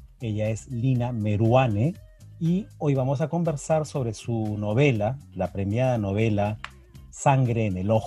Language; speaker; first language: Spanish; native; Spanish